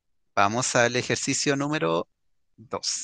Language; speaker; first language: Spanish; native; Spanish